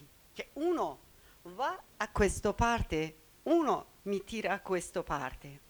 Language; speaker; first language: Italian; non-native, learner; Persian